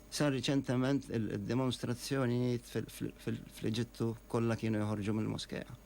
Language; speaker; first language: Maltese; non-native, fluent; Arabic